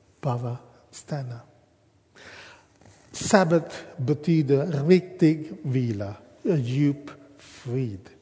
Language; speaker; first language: Swedish; non-native, fluent; English